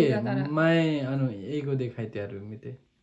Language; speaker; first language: Japanese; non-native, learner; Nepali